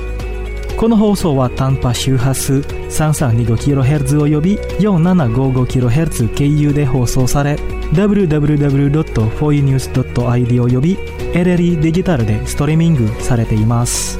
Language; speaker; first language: Japanese; non-native, fluent; Indonesian